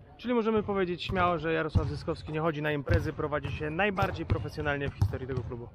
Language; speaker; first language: Polish; native; Polish